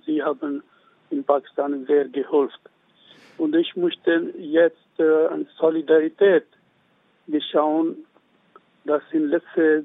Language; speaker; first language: German; non-native, learner; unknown